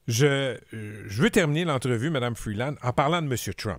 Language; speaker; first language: French; native; French